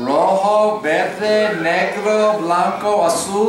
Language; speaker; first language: Spanish; non-native, learner; English